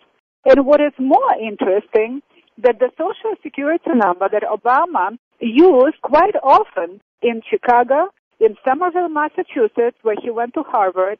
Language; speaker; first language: English; non-native, fluent; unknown